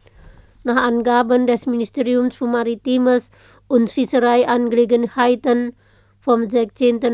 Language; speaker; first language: German; non-native, fluent; Indonesian